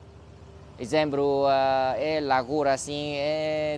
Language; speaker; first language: Portuguese; non-native, learner; Vietnamese